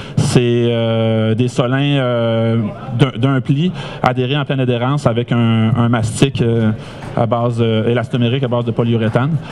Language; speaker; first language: French; native; French